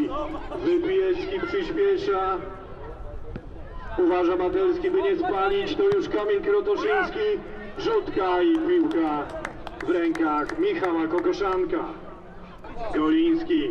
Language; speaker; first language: Polish; native; Polish